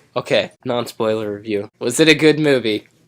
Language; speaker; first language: English; native; English